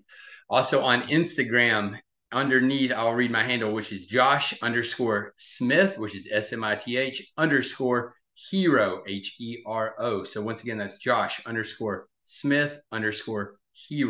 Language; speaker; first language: English; native; English